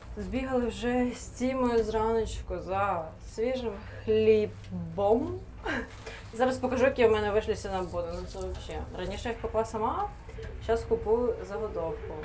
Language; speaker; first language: Ukrainian; non-native, local second language; Russian